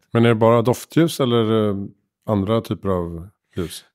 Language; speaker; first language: Swedish; early bilingual, other home language; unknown